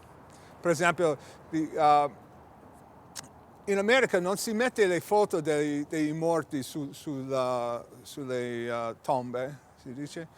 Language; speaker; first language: Italian; early bilingual, heritage; English